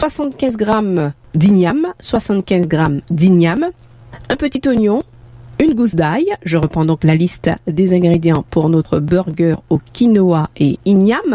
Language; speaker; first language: French; native; French